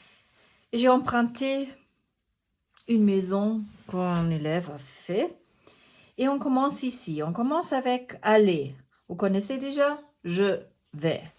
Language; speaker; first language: French; non-native, fluent; German